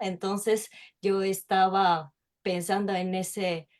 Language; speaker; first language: Spanish; non-native, fluent; Japanese